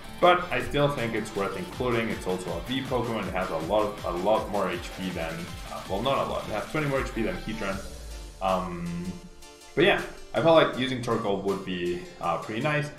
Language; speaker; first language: English; non-native, fluent; Spanish